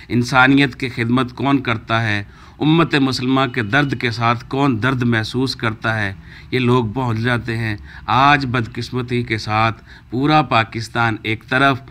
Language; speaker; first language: Urdu; non-native, local second language; Punjabi